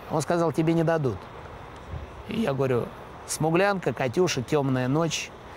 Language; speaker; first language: Russian; native; Russian